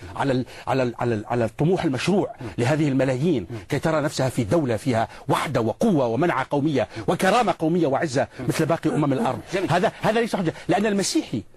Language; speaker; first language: Arabic; native; Arabic